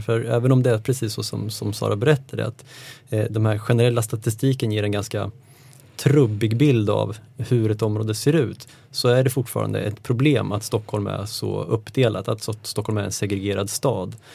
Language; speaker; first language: Swedish; native; Swedish